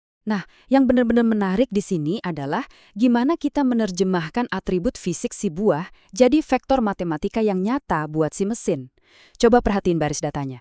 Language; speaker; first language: Indonesian; native; Indonesian